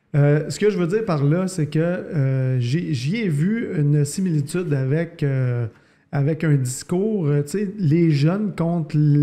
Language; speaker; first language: French; native; French